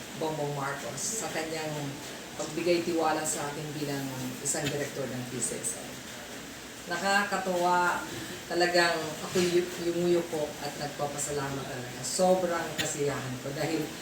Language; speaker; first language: Filipino; non-native, local second language; Bikol